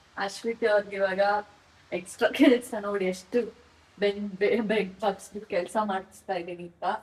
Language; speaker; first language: Kannada; non-native, local second language; Tulu